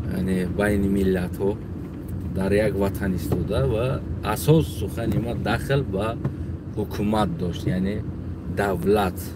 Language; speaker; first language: Tajik; non-native, local second language; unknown